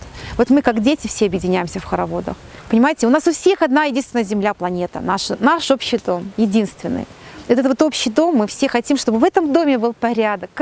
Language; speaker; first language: Russian; native; Russian